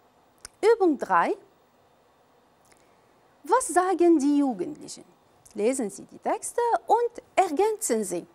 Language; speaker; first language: German; non-native, fluent; Arabic